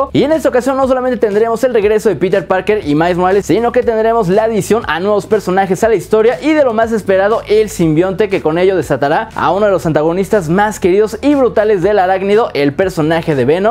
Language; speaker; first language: Spanish; native; Spanish